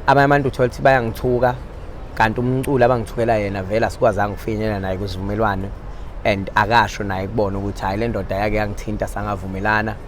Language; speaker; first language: Zulu; native; Zulu